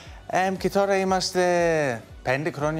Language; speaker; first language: Greek; non-native, learner; English